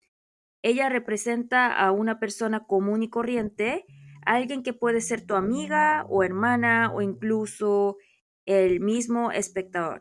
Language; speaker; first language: Spanish; non-native, fluent; Korean